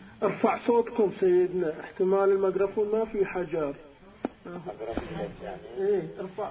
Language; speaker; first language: Arabic; native; Arabic